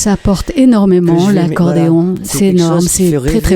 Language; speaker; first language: French; native; French